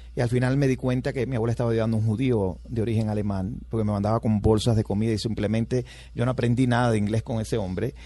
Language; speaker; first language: Spanish; native; Spanish